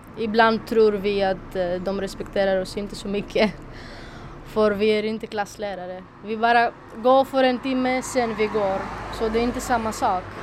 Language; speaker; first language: Swedish; non-native, learner; Greek